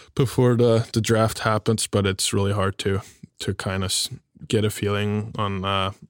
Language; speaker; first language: English; non-native, fluent; German